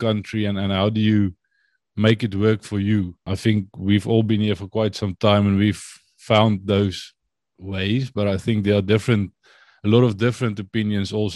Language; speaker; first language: English; non-native, local second language; Afrikaans